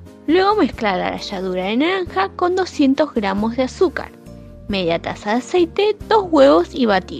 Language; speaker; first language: Spanish; native; Spanish